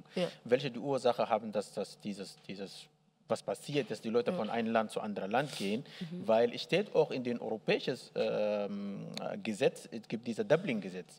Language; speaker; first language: German; non-native, learner; Arabic